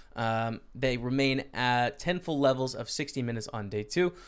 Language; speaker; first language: English; native; English